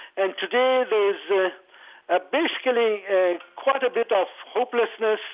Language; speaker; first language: English; non-native, fluent; Persian